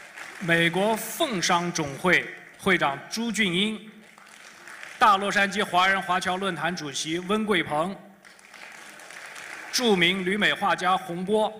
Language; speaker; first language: Chinese; native; Chinese